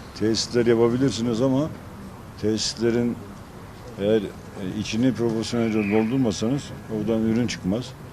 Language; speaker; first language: Turkish; native; Turkish